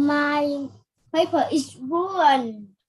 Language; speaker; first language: English; non-native, learner; Vietnamese